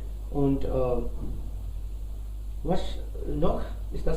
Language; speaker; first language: German; non-native, fluent; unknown